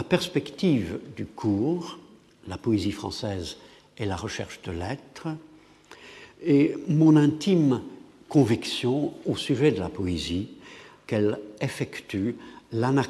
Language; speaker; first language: French; non-native, fluent; English